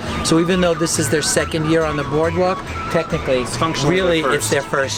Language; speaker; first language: English; native; English